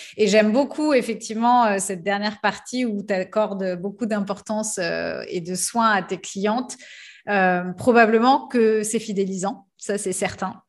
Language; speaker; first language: French; native; French